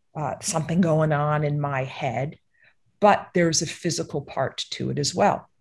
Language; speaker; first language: English; native; English